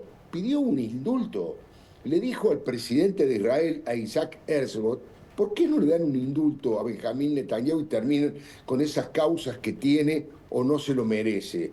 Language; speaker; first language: Spanish; native; Spanish